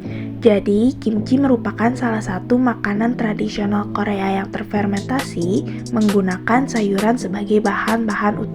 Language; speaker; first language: Indonesian; native; Indonesian